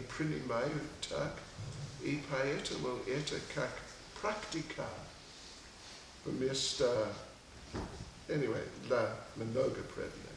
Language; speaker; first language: Russian; non-native, learner; English